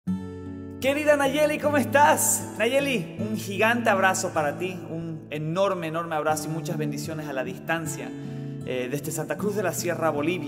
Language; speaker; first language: Spanish; native; Spanish